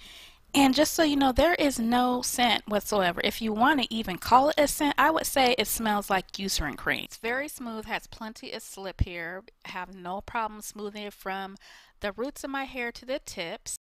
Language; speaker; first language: English; native; English